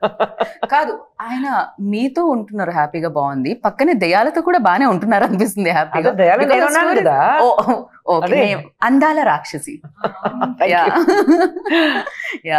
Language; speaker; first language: Telugu; native; Telugu